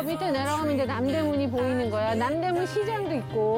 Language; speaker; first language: Korean; native; Korean